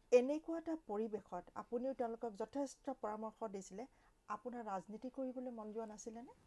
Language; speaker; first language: Assamese; native; Assamese